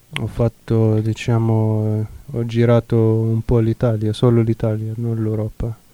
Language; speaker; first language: Italian; non-native, fluent; Arabic